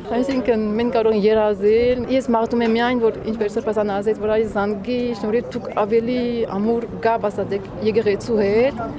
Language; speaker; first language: Armenian; early bilingual, heritage; Armenian